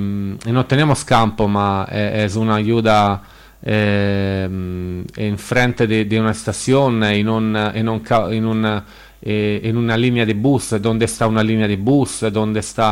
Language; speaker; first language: Spanish; non-native, learner; Italian